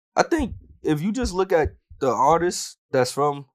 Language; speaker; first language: English; native; English